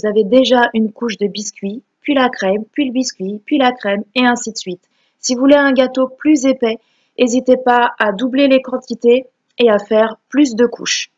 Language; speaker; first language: French; early bilingual, other home language; Portuguese